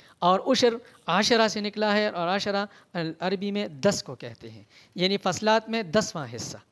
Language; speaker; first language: Urdu; non-native, local second language; Pashto